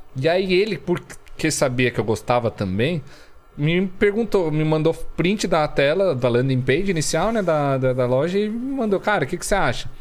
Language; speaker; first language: Portuguese; early bilingual, other home language; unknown